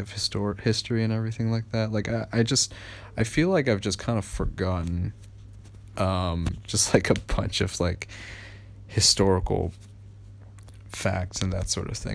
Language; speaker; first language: English; native; English